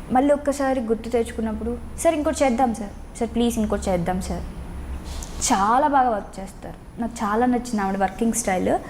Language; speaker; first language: Telugu; native; Telugu